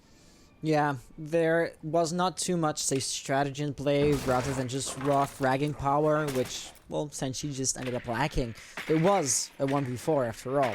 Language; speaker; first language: English; non-native, local second language; French